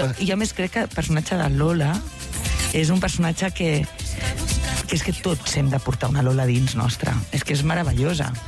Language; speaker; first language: Catalan; non-native, local second language; Spanish